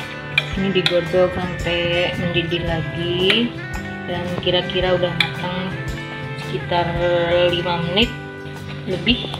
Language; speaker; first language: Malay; non-native, local second language; Madurese